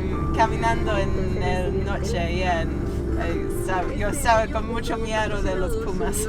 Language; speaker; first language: Spanish; non-native, learner; English